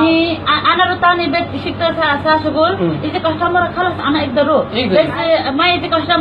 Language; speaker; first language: Arabic; non-native, learner; Nepali